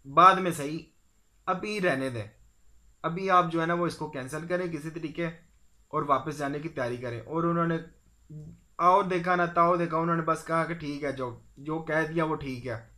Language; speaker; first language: Urdu; non-native, local second language; Punjabi